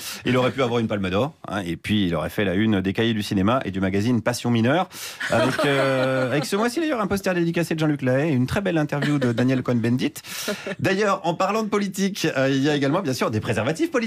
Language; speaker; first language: French; native; French